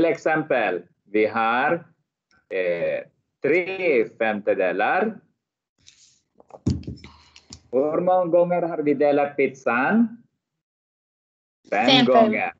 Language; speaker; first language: Swedish; non-native, learner; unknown